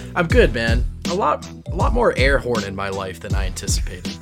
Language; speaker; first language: English; native; English